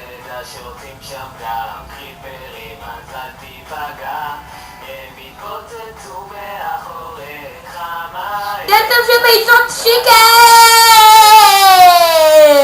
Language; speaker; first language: Hebrew; native; Hebrew